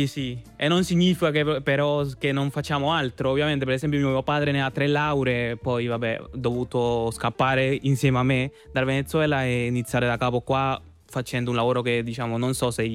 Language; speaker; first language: Italian; non-native, fluent; Spanish